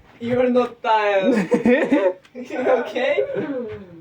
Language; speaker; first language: English; non-native, learner; Ukrainian